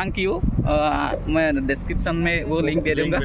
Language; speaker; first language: Hindi; non-native, local second language; Assamese